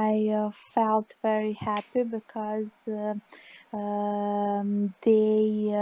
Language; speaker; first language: English; non-native, learner; Serbian